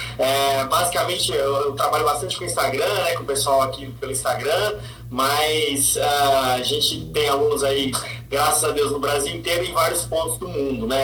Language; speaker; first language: Portuguese; native; Portuguese